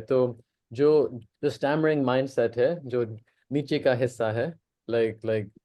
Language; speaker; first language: Hindi; non-native, local second language; English